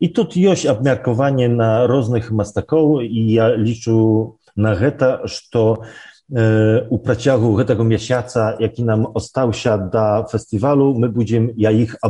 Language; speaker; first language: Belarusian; early bilingual, heritage; Belarusian